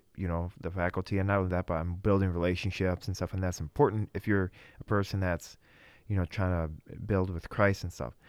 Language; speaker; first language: English; early bilingual, other home language; Russian